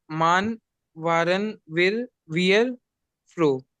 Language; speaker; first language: German; non-native, learner; Hindi